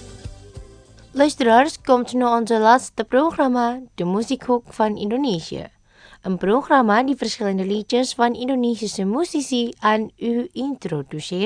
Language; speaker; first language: Dutch; non-native, learner; Indonesian